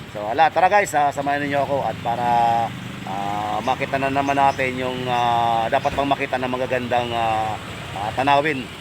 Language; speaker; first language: Filipino; native; Filipino